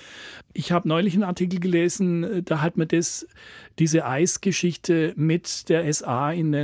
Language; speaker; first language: German; native; German